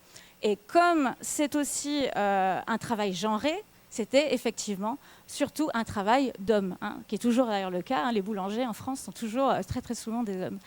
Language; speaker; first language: French; native; French